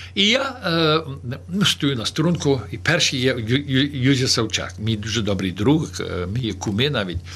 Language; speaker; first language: Ukrainian; early bilingual, heritage; Ukrainian